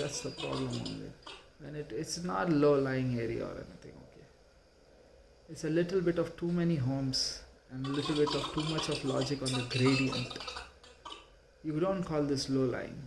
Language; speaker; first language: English; non-native, local second language; Hindi